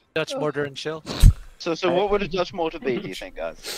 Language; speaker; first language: English; native; English